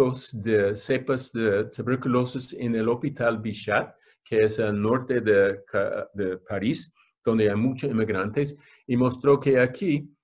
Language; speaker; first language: Spanish; non-native, fluent; English